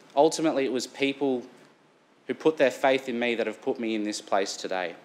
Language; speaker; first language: English; native; English